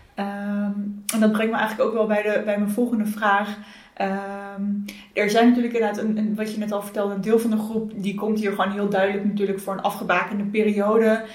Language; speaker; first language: Dutch; native; Dutch